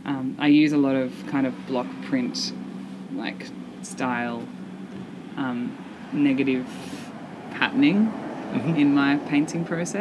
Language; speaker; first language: English; native; English